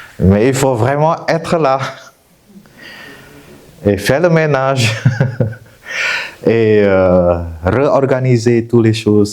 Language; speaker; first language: French; non-native, fluent; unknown